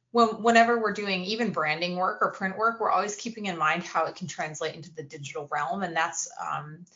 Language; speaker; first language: English; native; English